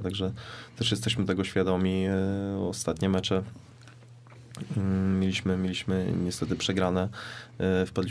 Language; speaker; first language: Polish; native; Polish